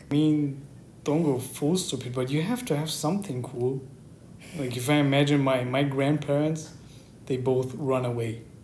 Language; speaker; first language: English; non-native, fluent; Persian